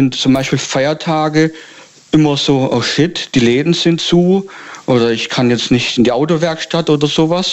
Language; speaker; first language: German; native; German